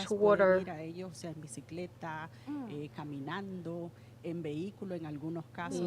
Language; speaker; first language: Spanish; native; Spanish